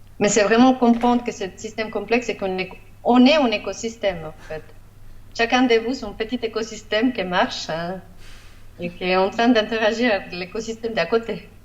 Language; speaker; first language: French; non-native, fluent; Spanish